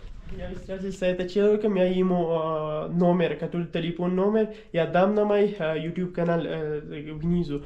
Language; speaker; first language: Russian; non-native, learner; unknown